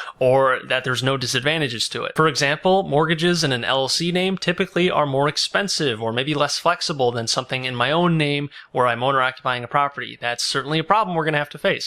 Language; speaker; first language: English; native; English